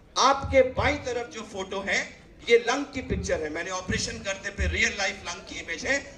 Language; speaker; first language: Hindi; native; Hindi